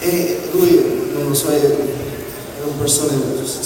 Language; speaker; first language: Italian; non-native, learner; English